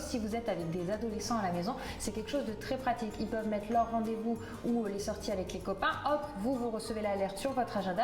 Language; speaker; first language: French; native; French